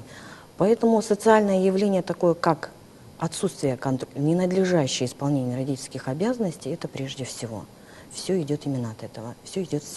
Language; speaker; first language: Russian; native; Russian